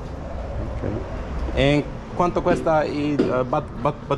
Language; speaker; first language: Spanish; non-native, learner; English